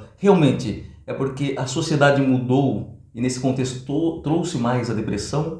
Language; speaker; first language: Portuguese; native; Portuguese